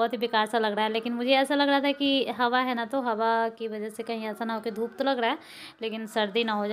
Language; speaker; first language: Hindi; native; Hindi